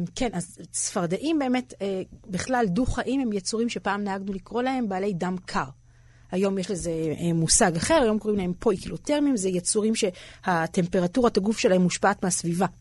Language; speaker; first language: Hebrew; native; Hebrew